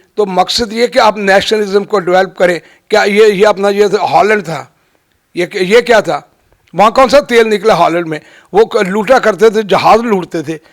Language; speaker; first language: Urdu; non-native, local second language; Punjabi